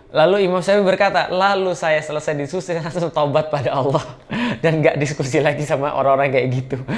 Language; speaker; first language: Indonesian; native; Indonesian